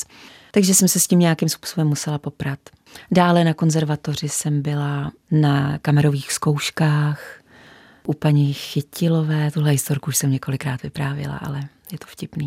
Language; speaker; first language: Czech; native; Czech